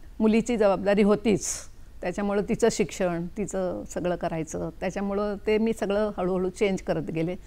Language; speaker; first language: Marathi; non-native, local second language; Kannada